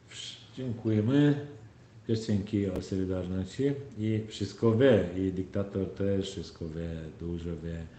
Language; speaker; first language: Polish; non-native, learner; Turkmen